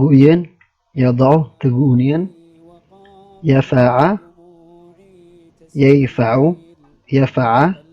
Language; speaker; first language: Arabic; non-native, fluent; Maranao